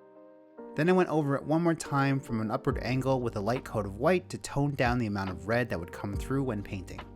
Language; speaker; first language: English; native; English